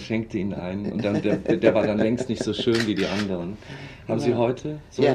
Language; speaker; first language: German; native; German